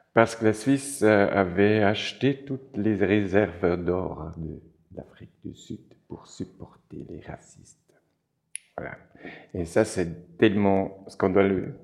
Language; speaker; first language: French; non-native, local second language; German